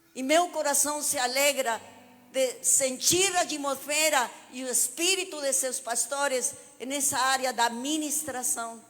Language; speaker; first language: Portuguese; non-native, fluent; Spanish